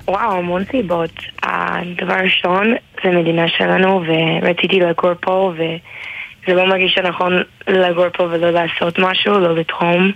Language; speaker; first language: Hebrew; non-native, learner; English